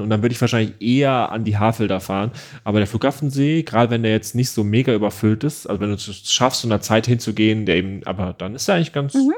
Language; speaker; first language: German; native; German